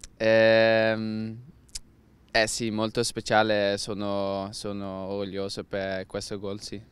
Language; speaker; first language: Italian; non-native, learner; Dutch